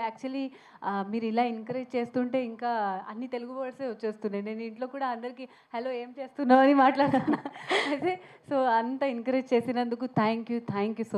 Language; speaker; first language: Telugu; non-native, fluent; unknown